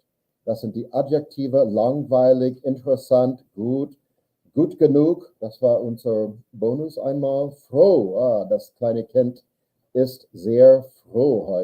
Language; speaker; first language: German; non-native, learner; English